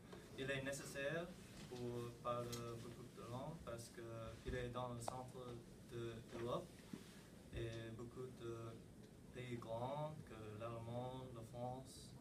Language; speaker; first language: French; non-native, learner; English